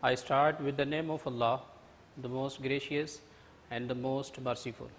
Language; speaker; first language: English; non-native, local second language; Urdu